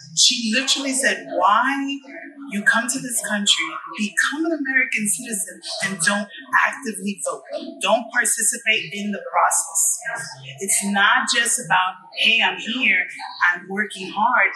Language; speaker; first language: English; early bilingual, other home language; Spanish